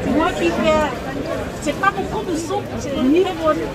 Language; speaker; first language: French; non-native, learner; Thai